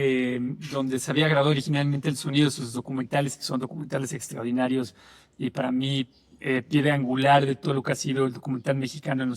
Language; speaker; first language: Spanish; native; Spanish